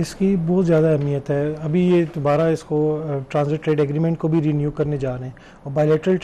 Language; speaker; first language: Urdu; native; Urdu